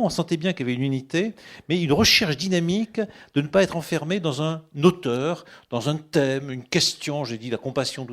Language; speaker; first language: French; native; French